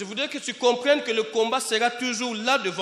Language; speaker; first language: French; non-native, local second language; Lingala